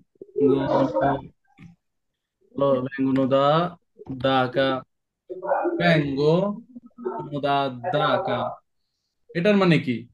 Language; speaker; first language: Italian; non-native, fluent; Bangla